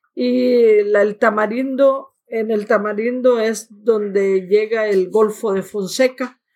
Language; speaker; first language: Spanish; native; Spanish